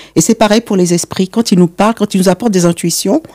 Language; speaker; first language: French; native; French